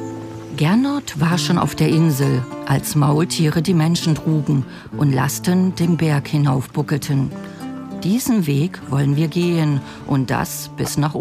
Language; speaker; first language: German; native; German